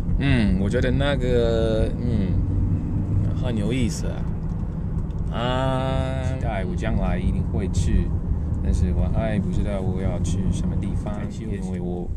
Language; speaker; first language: Chinese; non-native, learner; English